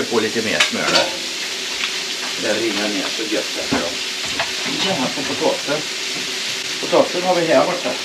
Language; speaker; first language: Swedish; native; Swedish